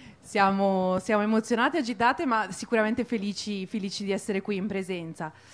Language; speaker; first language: Italian; native; Italian